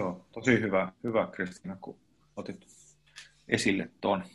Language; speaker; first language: Finnish; native; Finnish